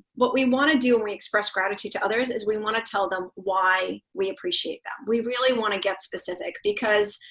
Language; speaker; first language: English; non-native, fluent; Russian